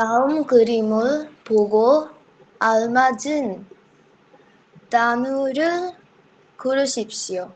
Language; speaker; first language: Korean; non-native, learner; Bangla